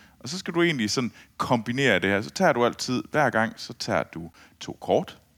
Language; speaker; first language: Danish; native; Danish